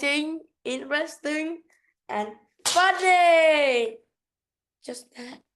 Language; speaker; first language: English; non-native, learner; Vietnamese